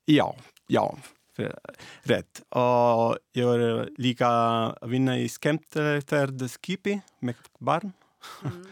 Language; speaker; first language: Icelandic; non-native, learner; Italian